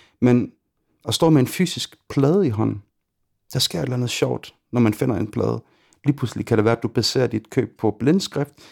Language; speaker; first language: Danish; early bilingual, other home language; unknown